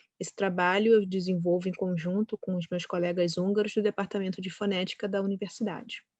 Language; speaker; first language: Portuguese; native; Portuguese